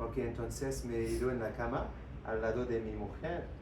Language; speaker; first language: Spanish; non-native, learner; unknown